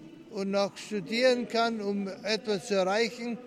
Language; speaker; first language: German; early bilingual, heritage; German